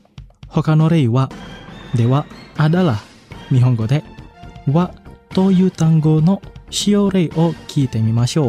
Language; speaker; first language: Japanese; non-native, fluent; Indonesian